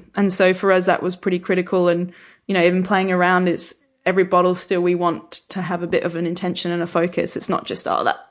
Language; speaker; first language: English; native; English